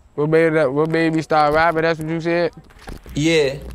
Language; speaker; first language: English; native; English